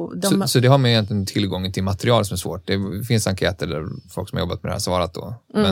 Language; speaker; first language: Swedish; native; Swedish